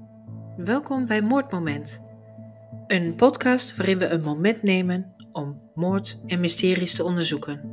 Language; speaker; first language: Dutch; native; Dutch